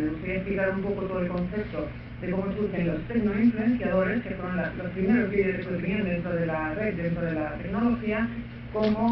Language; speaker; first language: Spanish; native; Spanish